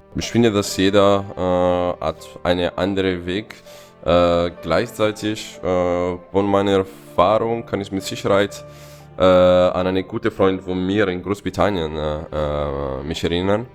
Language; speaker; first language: German; non-native, fluent; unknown